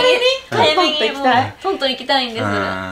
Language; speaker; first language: Japanese; native; Japanese